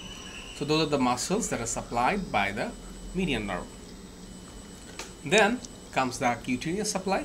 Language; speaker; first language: English; non-native, local second language; Bangla